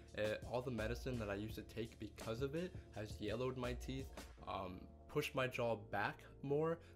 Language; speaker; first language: English; native; English